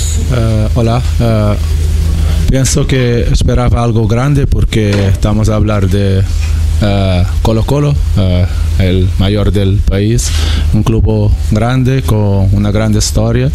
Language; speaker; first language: Spanish; non-native, learner; Portuguese